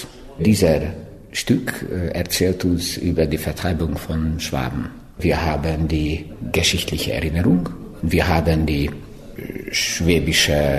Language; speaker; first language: German; non-native, local second language; Hungarian